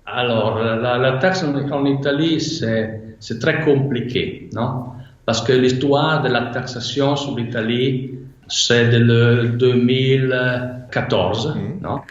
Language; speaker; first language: French; non-native, fluent; Italian